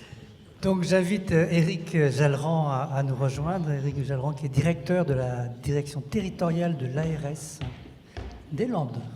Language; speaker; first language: French; native; French